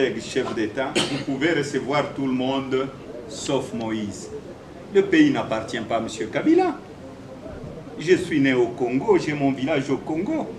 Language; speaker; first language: French; non-native, local second language; Swahili